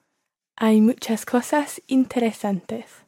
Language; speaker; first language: Spanish; non-native, learner; English